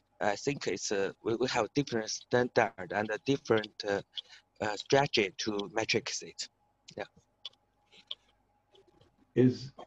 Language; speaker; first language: English; non-native, learner; Chinese